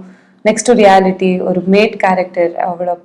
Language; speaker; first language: Tamil; non-native, fluent; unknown